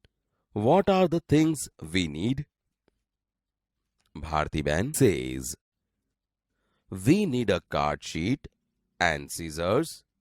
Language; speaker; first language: English; non-native, local second language; Gujarati